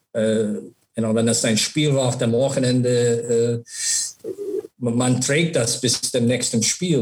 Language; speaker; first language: German; non-native, learner; English